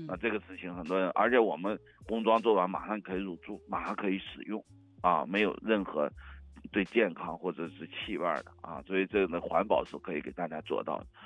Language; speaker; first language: Chinese; native; Chinese